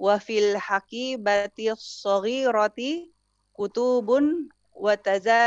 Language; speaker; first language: Arabic; non-native, learner; Indonesian